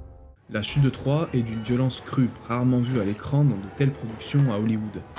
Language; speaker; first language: French; native; French